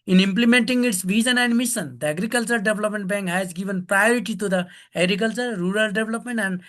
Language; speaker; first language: English; non-native, local second language; Nepali